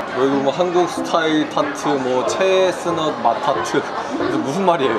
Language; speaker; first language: Korean; native; Korean